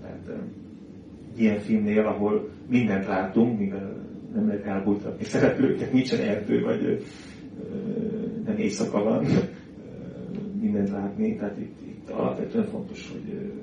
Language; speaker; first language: Hungarian; native; Hungarian